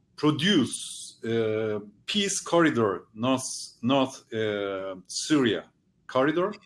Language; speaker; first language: English; non-native, learner; Turkish